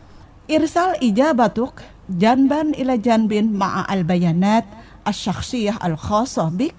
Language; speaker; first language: Arabic; non-native, fluent; Indonesian